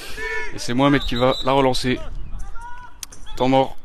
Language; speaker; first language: French; native; French